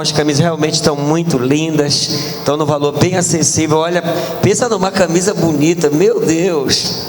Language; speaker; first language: Portuguese; native; Portuguese